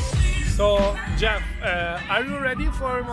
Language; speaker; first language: English; non-native, fluent; Turkish